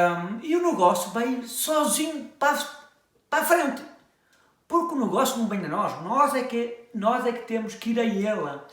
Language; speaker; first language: Portuguese; early bilingual, heritage; French